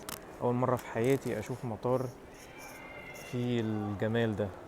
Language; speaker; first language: Arabic; native; Arabic